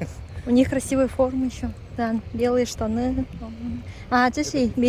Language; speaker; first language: Russian; non-native, local second language; Tuvinian